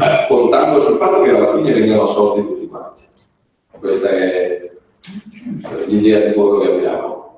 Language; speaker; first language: Italian; native; Italian